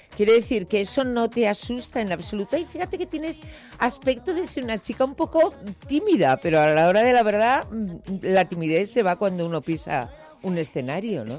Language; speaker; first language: Spanish; native; Spanish